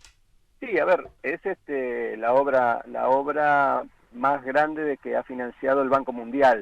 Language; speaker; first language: Spanish; native; Spanish